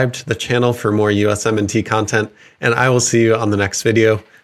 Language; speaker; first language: English; native; English